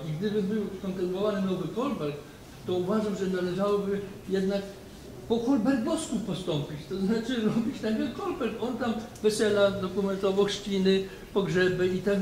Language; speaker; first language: Polish; native; Polish